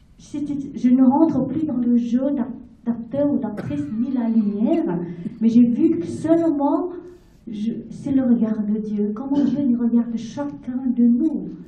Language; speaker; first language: French; non-native, fluent; Vietnamese